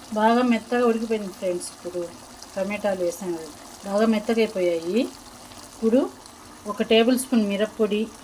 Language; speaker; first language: Telugu; non-native, local second language; Urdu